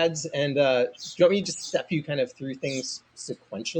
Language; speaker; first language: English; native; English